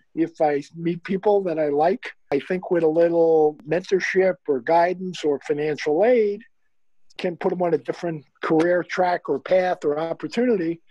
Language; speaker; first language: English; native; English